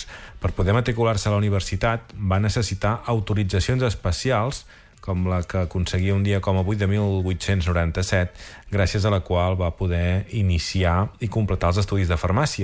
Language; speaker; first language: Catalan; native; Catalan